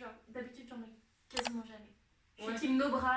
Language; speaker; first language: French; native; French